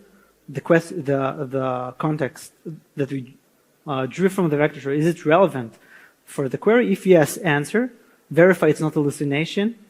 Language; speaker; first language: English; non-native, fluent; Hebrew